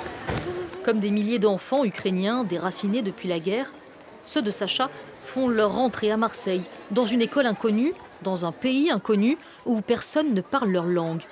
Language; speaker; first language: French; native; French